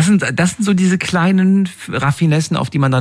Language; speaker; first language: German; native; German